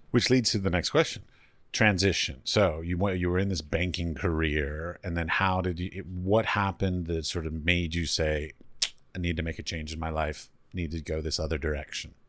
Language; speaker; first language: English; native; English